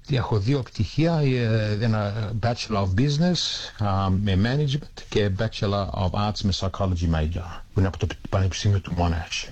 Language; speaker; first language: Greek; early bilingual, heritage; Greek